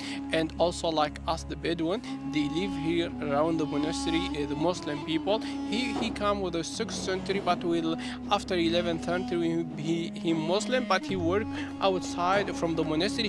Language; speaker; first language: English; non-native, learner; Arabic